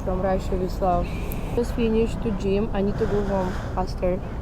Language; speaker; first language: English; non-native, learner; Russian